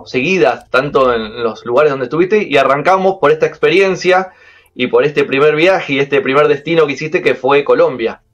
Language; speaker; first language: Spanish; native; Spanish